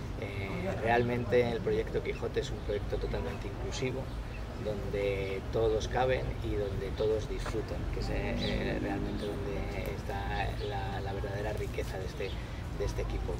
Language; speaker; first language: Spanish; native; Spanish